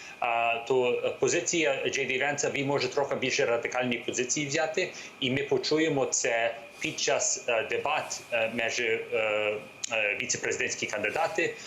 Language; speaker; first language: Ukrainian; early bilingual, heritage; English